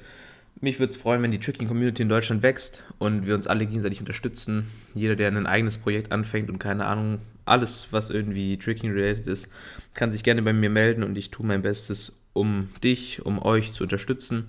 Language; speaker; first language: German; native; German